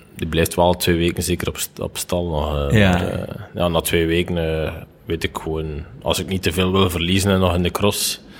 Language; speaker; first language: Dutch; native; Dutch